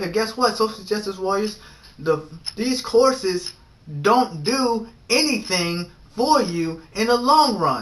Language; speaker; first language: English; native; English